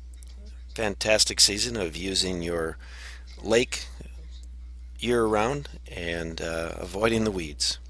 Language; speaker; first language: English; native; English